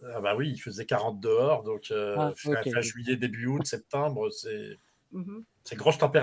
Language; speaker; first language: French; native; French